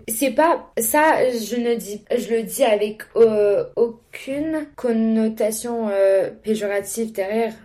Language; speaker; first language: French; non-native, fluent; English